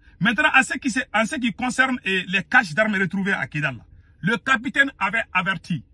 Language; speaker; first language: French; non-native, local second language; Bambara